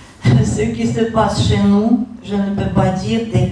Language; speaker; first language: French; non-native, fluent; Russian